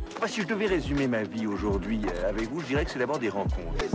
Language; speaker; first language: French; native; French